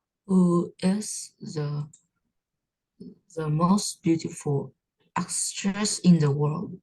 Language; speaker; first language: English; non-native, learner; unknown